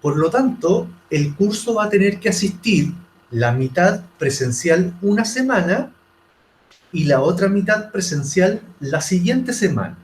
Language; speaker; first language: Spanish; native; Spanish